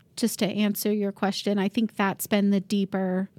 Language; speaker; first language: English; native; English